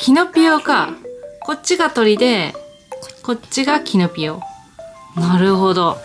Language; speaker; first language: Japanese; native; Japanese